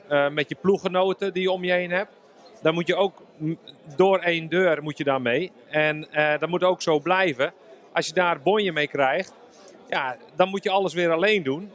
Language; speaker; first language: Dutch; native; Dutch